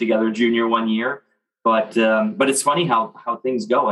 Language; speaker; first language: English; non-native, fluent; French